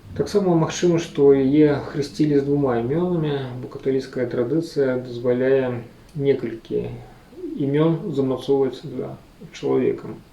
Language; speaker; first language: Belarusian; native; Belarusian